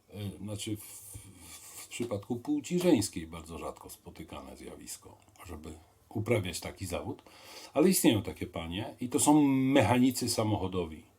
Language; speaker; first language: Polish; native; Polish